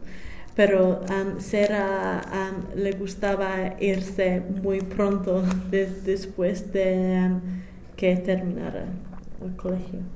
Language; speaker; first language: Spanish; non-native, fluent; English